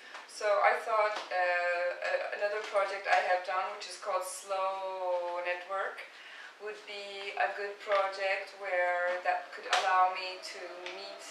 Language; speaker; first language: English; non-native, fluent; Turkish